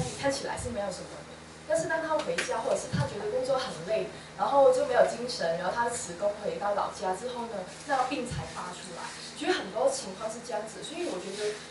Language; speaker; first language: Chinese; non-native, local second language; Cantonese